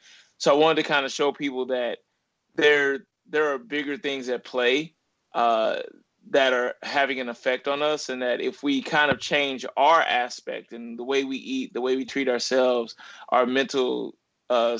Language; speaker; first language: English; native; English